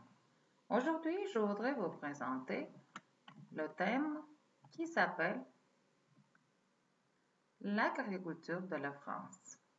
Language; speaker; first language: French; non-native, fluent; Uzbek